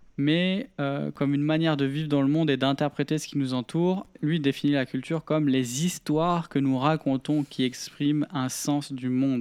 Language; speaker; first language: French; native; French